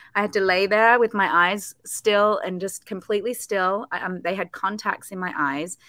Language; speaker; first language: English; native; English